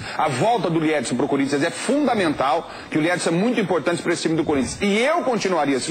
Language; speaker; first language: Portuguese; native; Portuguese